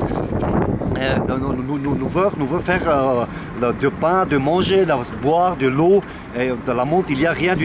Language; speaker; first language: French; non-native, learner; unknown